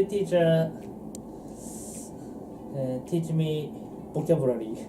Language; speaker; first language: English; non-native, learner; Japanese